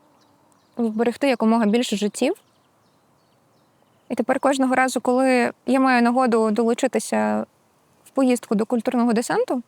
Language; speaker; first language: Ukrainian; native; Ukrainian